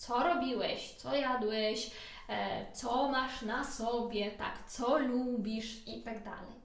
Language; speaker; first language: Polish; non-native, learner; Ukrainian